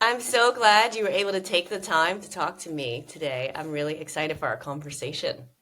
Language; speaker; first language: English; native; English